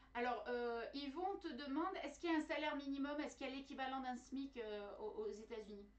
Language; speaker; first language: French; native; French